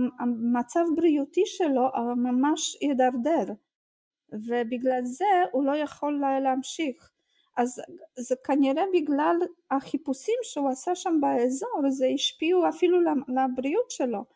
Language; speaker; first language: Hebrew; non-native, fluent; Russian